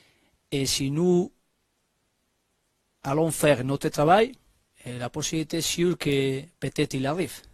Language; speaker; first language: French; non-native, learner; Spanish